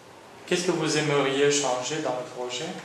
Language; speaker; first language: French; non-native, fluent; Romanian